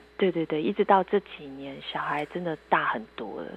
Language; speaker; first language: Chinese; native; Chinese